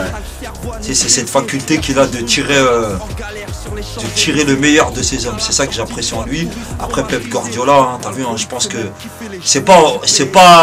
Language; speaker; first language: French; early bilingual, other home language; Arabic